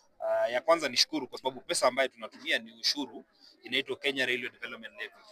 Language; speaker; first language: Swahili; non-native, local second language; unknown